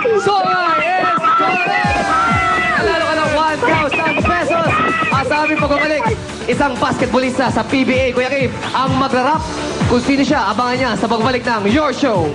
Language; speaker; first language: Filipino; native; Filipino